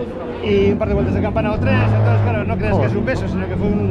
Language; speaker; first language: Spanish; native; Spanish